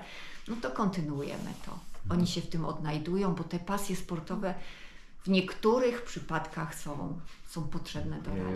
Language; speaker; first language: Polish; native; Polish